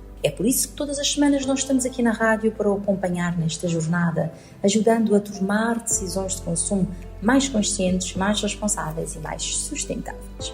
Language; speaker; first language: Portuguese; non-native, local second language; Kabuverdianu